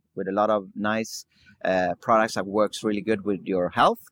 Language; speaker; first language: English; early bilingual, other home language; Swedish